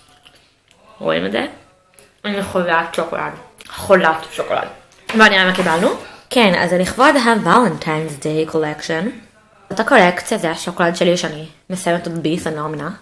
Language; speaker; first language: Hebrew; native; Hebrew